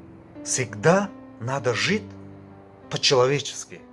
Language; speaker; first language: Russian; non-native, fluent; Tajik